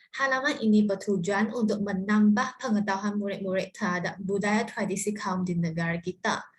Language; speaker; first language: Malay; non-native, local second language; Chinese